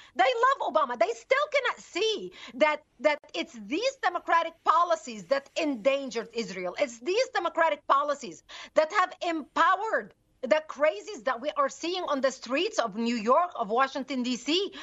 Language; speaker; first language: English; non-native, fluent; Arabic